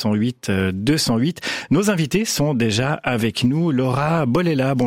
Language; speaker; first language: French; native; French